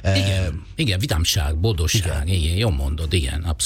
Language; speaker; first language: Hungarian; non-native, fluent; Italian